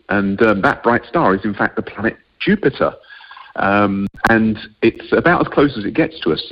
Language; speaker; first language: English; native; English